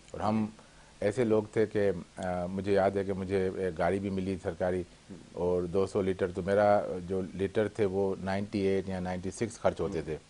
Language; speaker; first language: Urdu; native; Urdu